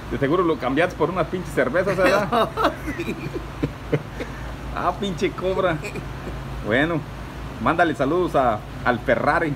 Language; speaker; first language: Spanish; native; Spanish